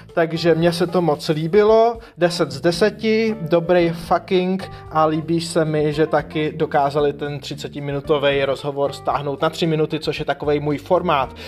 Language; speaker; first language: Czech; native; Czech